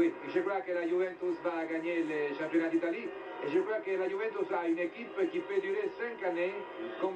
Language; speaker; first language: French; non-native, fluent; Italian